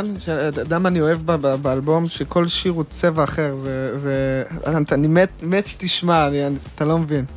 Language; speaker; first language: Hebrew; native; Hebrew